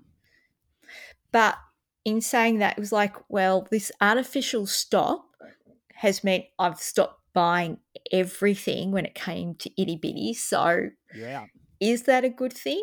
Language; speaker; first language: English; native; English